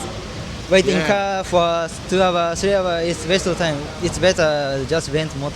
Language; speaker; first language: English; non-native, learner; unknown